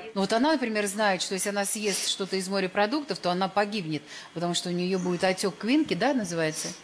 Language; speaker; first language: Russian; native; Russian